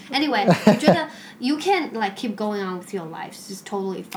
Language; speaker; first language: English; non-native, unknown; Chinese